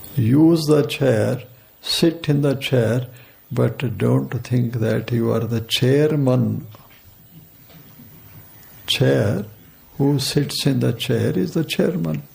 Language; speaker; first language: English; non-native, local second language; Kannada